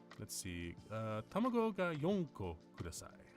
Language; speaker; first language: Japanese; non-native, learner; English